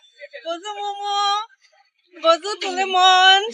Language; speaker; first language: French; non-native, learner; Bangla